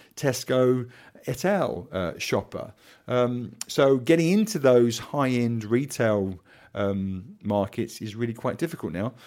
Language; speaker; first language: English; native; English